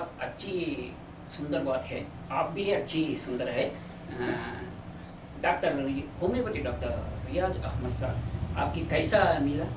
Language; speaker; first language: Hindi; non-native, local second language; Telugu